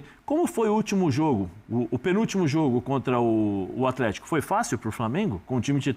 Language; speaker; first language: Portuguese; native; Portuguese